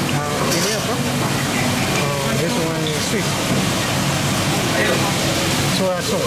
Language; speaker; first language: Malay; non-native, learner; English